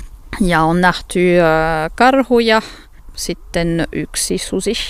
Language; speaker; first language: Finnish; non-native, learner; French